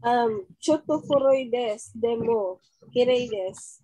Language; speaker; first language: Japanese; non-native, learner; Filipino